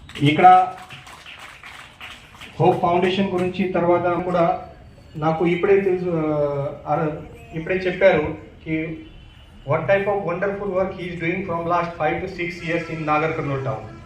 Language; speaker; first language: Telugu; non-native, local second language; Marathi